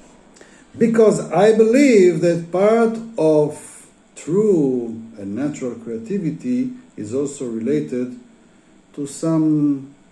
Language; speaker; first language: English; non-native, fluent; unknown